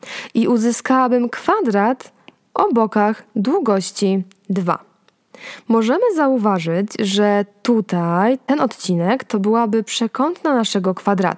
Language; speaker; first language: Polish; native; Polish